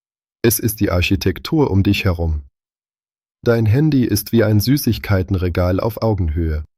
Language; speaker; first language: German; native; German